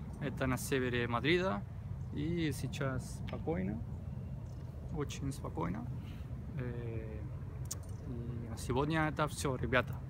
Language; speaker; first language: Russian; non-native, learner; Spanish